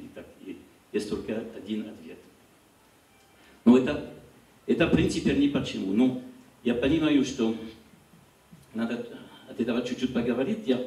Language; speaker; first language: Russian; non-native, learner; French